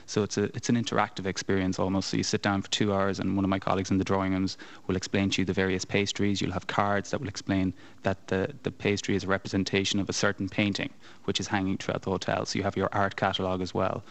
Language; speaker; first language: English; native; English